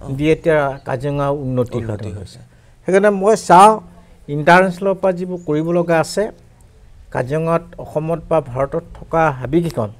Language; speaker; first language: Assamese; non-native, local second language; Mising